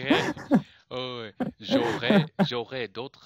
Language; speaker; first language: French; non-native, learner; English